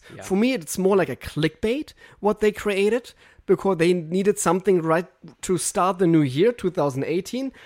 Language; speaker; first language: English; non-native, fluent; German